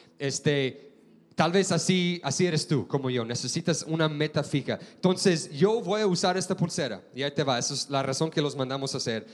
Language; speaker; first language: Spanish; non-native, fluent; English